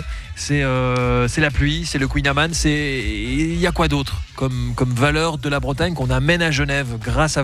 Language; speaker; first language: French; native; French